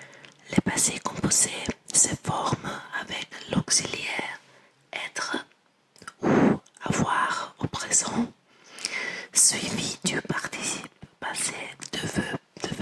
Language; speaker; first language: French; non-native, learner; English